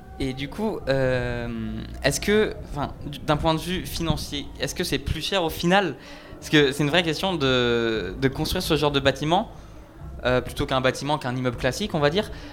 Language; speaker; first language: French; native; French